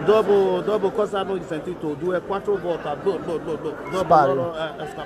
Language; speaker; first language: Italian; non-native, learner; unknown